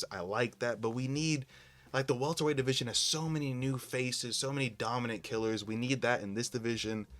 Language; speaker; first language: English; native; English